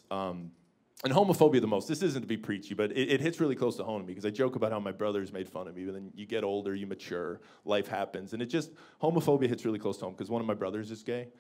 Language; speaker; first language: English; native; English